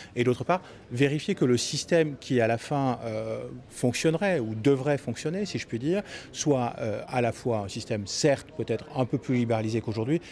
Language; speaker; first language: French; native; French